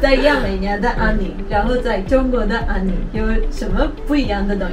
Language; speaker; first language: Chinese; non-native, learner; Armenian